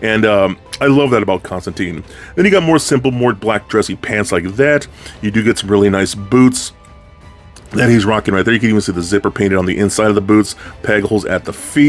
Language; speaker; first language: English; native; English